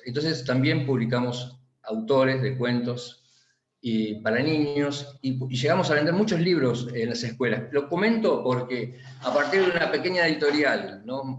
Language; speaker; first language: Spanish; native; Spanish